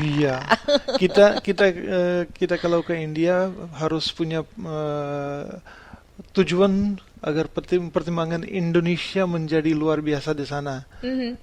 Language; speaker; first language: Indonesian; non-native, fluent; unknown